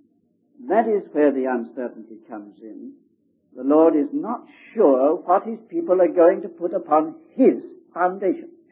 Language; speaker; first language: English; native; English